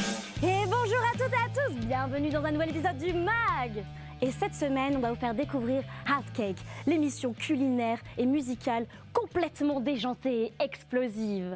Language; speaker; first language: French; native; French